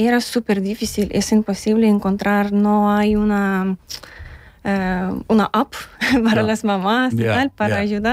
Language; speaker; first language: Spanish; non-native, learner; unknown